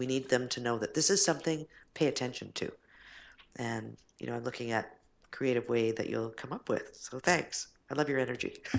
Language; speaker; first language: English; native; English